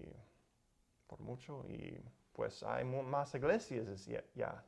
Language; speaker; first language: Spanish; non-native, learner; English